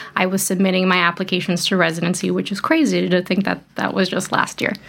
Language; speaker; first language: English; early bilingual, other home language; Portuguese